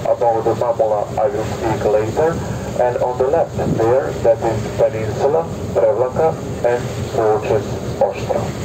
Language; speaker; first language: English; non-native, learner; Serbian